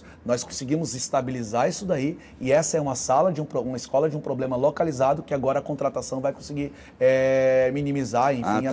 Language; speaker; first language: Portuguese; native; Portuguese